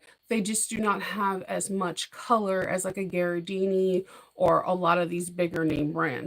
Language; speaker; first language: English; native; English